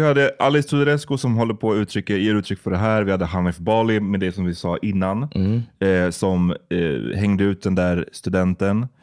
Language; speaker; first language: Swedish; native; Swedish